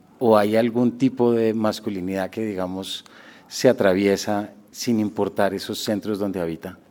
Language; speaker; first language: Spanish; native; Spanish